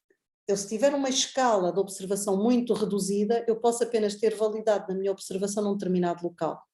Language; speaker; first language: Portuguese; native; Portuguese